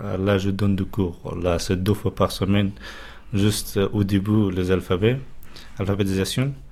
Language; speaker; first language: French; non-native, fluent; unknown